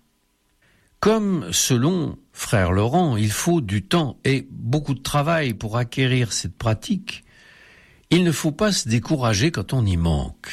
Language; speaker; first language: French; native; French